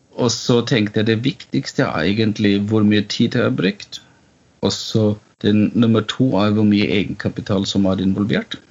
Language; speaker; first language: Norwegian; non-native, fluent; German